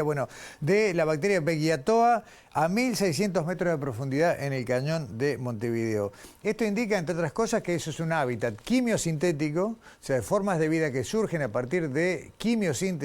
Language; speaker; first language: Spanish; native; Spanish